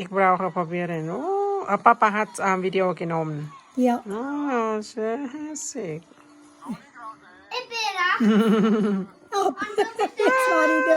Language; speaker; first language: German; non-native, learner; Thai